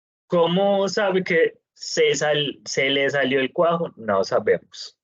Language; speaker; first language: Spanish; non-native, learner; Portuguese